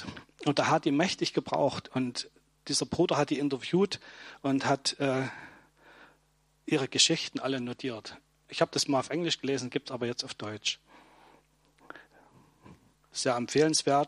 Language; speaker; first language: German; native; German